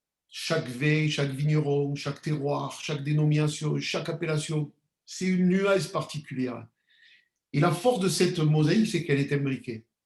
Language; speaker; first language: French; native; French